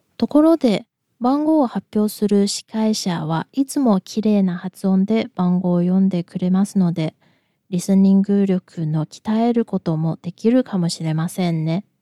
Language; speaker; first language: Japanese; non-native, fluent; Chinese